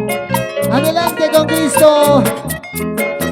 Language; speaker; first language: Spanish; native; Spanish